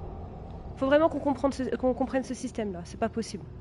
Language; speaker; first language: French; native; French